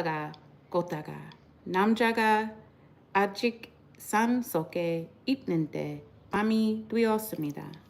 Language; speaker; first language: Korean; non-native, learner; English